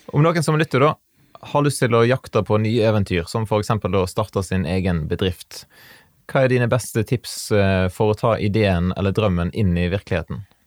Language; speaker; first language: Norwegian; native; Norwegian